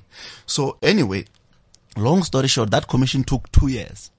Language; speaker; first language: English; non-native, local second language; Venda